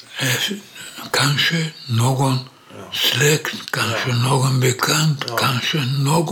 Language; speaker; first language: Swedish; non-native, learner; Polish